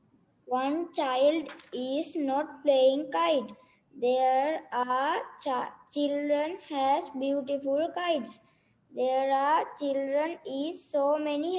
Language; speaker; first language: English; non-native, learner; Sinhala